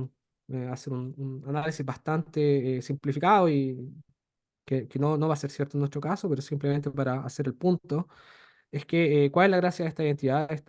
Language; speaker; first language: Spanish; native; Spanish